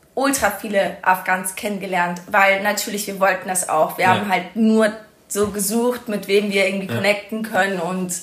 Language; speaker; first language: German; early bilingual, other home language; Persian